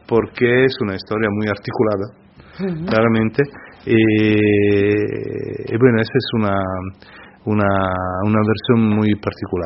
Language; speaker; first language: Spanish; non-native, fluent; Italian